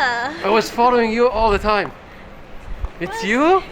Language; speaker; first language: English; non-native, fluent; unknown